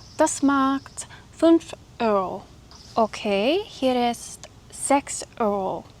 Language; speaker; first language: German; non-native, learner; English